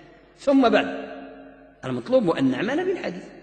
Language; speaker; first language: Arabic; native; Arabic